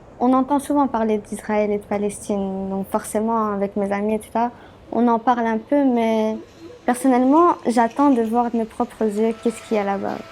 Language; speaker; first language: French; early bilingual, other home language; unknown